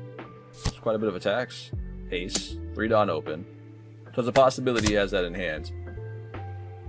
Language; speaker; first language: English; native; English